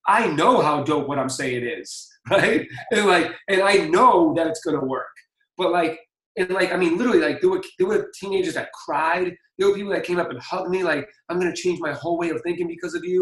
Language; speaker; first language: English; native; English